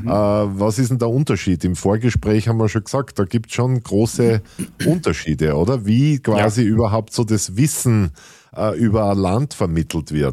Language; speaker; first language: German; native; German